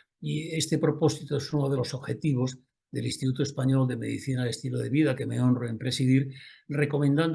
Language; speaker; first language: Spanish; native; Spanish